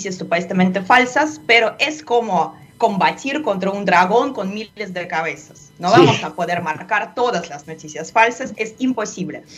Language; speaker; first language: Spanish; non-native, fluent; Russian